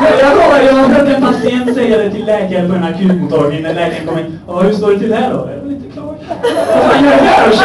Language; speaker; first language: Swedish; early bilingual, other home language; Persian